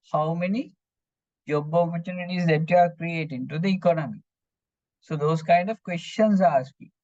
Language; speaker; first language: English; non-native, local second language; Sinhala